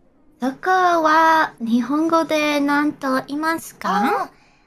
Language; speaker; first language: Japanese; non-native, learner; English